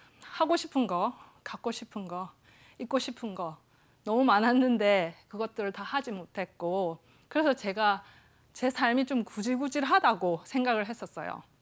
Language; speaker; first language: Korean; native; Korean